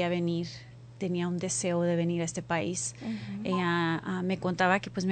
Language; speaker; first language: Spanish; early bilingual, heritage; Spanish